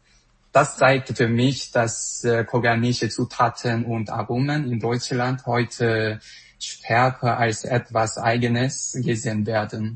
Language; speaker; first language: German; non-native, fluent; Korean